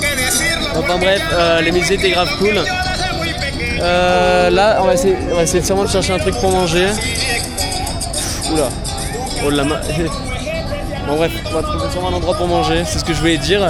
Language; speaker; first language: French; native; French